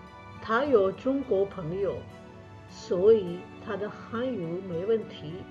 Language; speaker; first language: Chinese; non-native, fluent; Urdu